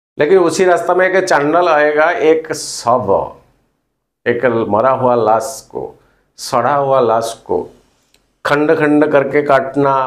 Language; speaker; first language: Hindi; non-native, local second language; Odia